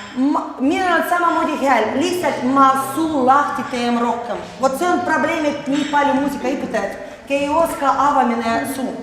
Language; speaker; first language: Estonian; non-native, learner; Russian